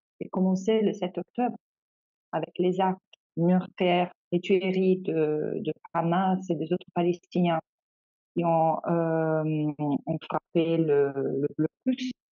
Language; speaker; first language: French; non-native, fluent; Italian